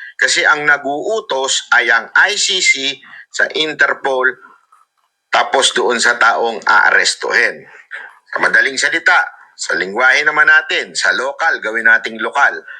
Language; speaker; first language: Filipino; native; Filipino